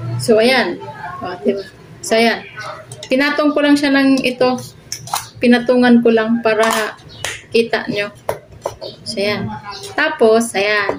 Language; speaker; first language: Filipino; non-native, local second language; Cebuano